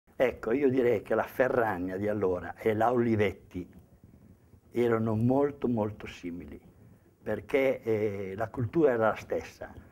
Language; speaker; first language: Italian; native; Italian